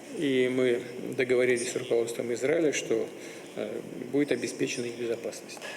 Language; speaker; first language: Russian; native; Russian